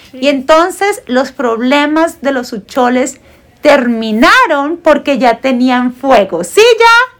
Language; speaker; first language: Spanish; non-native, fluent; English